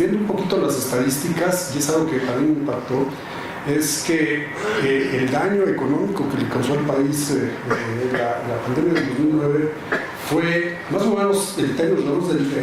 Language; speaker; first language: Spanish; native; Spanish